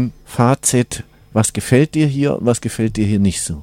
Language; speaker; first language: German; native; German